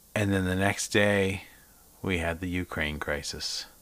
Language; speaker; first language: English; native; English